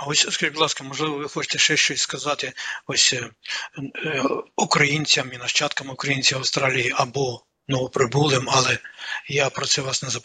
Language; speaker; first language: Ukrainian; native; Ukrainian